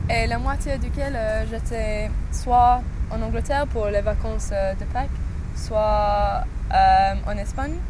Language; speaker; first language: French; non-native, learner; English